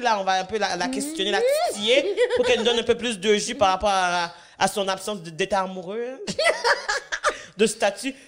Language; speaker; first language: French; native; French